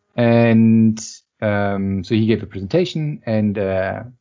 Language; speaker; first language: English; non-native, fluent; German